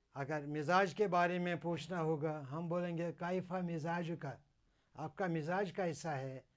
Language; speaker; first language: Urdu; non-native, local second language; Kashmiri